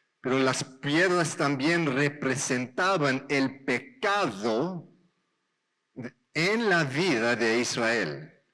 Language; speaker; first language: Spanish; non-native, learner; English